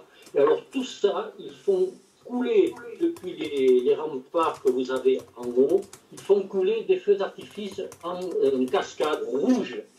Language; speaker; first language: French; native; French